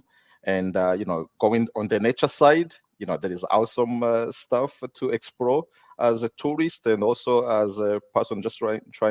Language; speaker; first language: English; non-native, local second language; Kinyarwanda